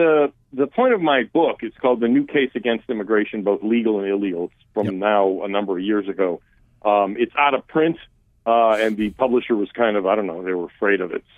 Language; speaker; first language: English; early bilingual, other home language; Armenian